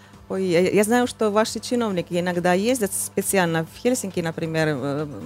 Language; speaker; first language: Russian; non-native, fluent; Finnish